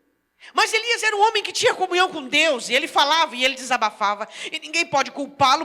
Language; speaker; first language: Portuguese; native; Portuguese